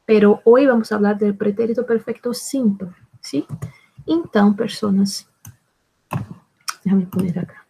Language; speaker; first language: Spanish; non-native, fluent; Portuguese